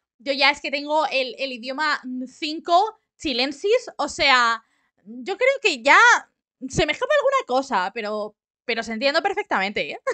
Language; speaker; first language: Spanish; native; Spanish